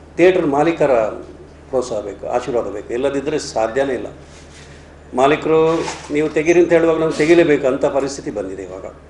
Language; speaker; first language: Kannada; non-native, local second language; Tulu